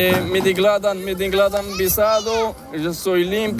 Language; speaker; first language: Spanish; non-native, learner; Arabic